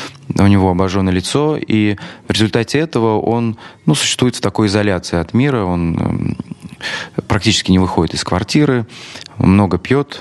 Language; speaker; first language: Russian; native; Russian